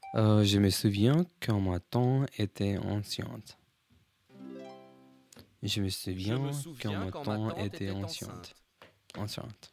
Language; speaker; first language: French; non-native, learner; English